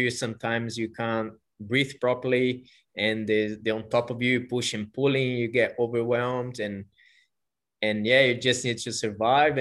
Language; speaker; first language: English; non-native, fluent; Portuguese